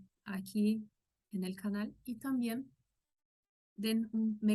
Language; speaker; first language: Spanish; non-native, local second language; Portuguese